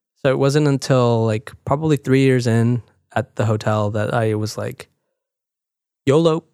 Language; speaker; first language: English; early bilingual, other home language; Spanish